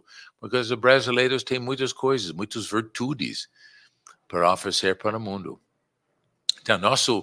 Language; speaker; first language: Portuguese; non-native, fluent; English